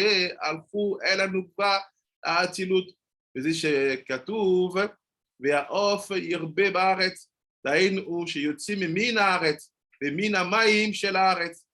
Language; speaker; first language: Hebrew; non-native, fluent; French